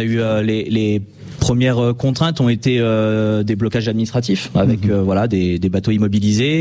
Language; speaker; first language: French; native; French